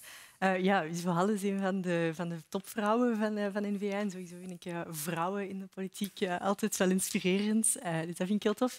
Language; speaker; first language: Dutch; native; Dutch